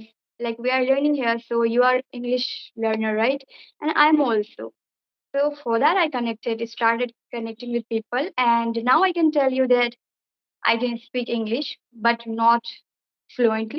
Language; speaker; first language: English; non-native, fluent; Bangla